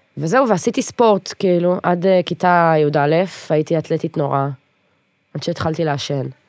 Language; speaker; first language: Hebrew; native; Hebrew